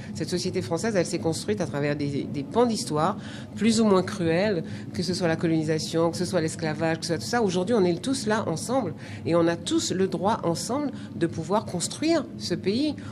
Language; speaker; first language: French; native; French